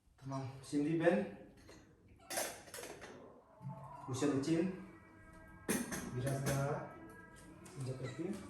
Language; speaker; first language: Turkish; non-native, learner; Indonesian